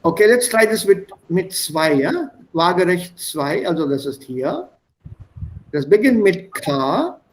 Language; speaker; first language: German; non-native, fluent; Hindi